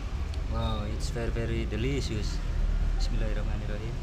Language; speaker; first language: English; non-native, learner; Indonesian